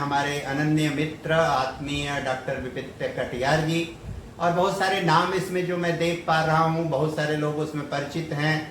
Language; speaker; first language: Hindi; native; Hindi